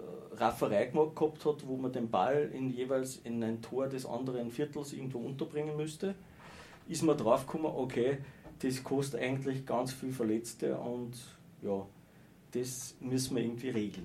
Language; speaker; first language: German; native; German